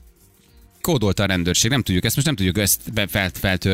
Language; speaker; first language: Hungarian; native; Hungarian